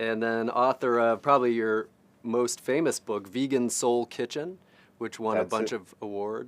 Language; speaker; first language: English; native; English